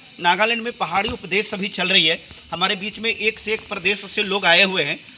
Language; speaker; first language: Hindi; native; Hindi